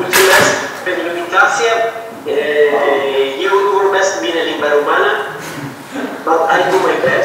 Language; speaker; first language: Romanian; non-native, learner; Italian